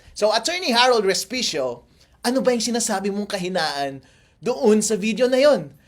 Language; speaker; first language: Filipino; non-native, local second language; Iloko